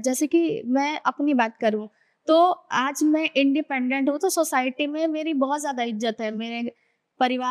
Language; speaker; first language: Hindi; native; Hindi